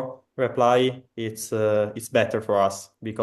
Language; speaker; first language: English; non-native, fluent; Italian